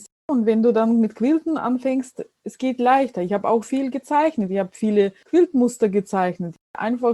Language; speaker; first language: German; non-native, fluent; Russian